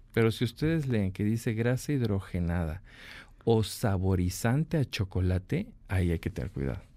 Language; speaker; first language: Spanish; native; Spanish